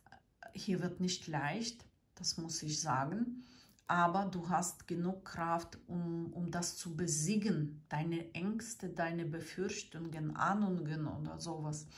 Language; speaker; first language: German; non-native, fluent; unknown